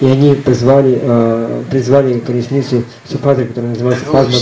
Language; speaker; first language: Russian; native; Russian